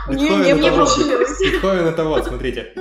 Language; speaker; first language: Russian; native; Russian